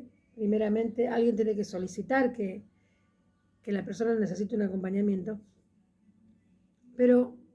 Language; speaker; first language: Spanish; native; Spanish